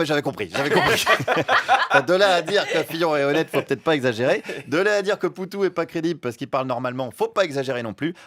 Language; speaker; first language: French; native; French